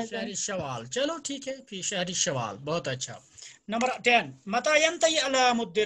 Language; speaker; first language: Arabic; non-native, fluent; Urdu